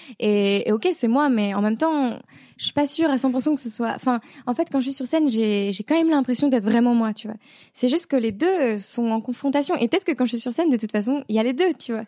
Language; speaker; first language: French; native; French